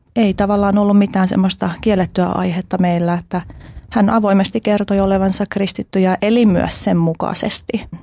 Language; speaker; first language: Finnish; early bilingual, other home language; Albanian